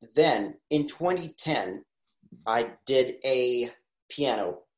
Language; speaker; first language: English; early bilingual, other home language; Russian